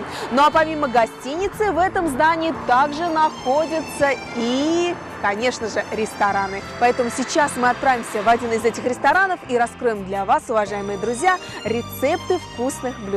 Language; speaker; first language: Russian; native; Russian